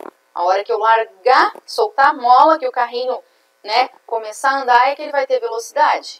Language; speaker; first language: Portuguese; native; Portuguese